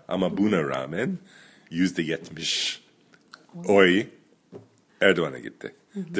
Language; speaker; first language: Turkish; non-native, fluent; English